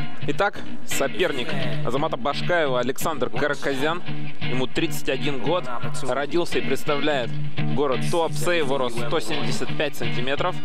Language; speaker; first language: Russian; native; Russian